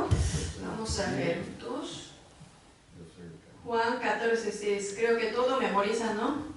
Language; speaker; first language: Spanish; non-native, learner; Korean